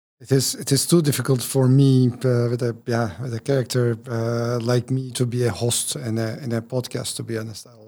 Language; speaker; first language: English; non-native, fluent; Turkish